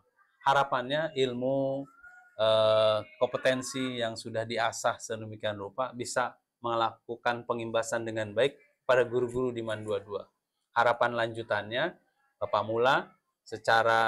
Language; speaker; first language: Indonesian; native; Indonesian